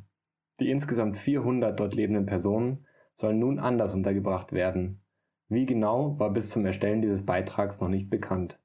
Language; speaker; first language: German; native; German